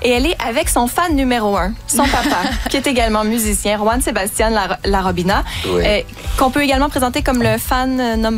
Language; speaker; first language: French; native; French